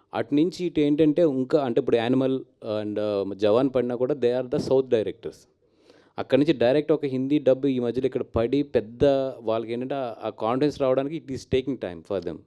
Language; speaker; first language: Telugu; native; Telugu